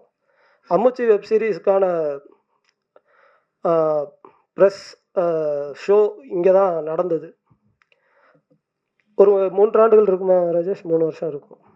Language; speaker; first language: Tamil; native; Tamil